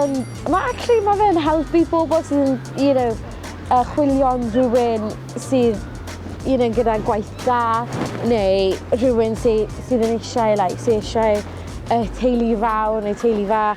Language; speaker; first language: Welsh; non-native, local second language; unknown